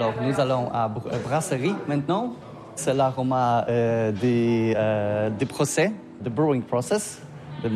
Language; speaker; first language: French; non-native, learner; Polish